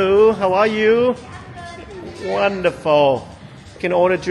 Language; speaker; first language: English; early bilingual, heritage; Vietnamese